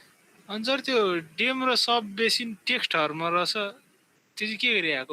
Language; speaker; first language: Nepali; native; Nepali